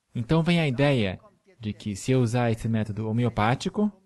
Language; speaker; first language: Portuguese; non-native, fluent; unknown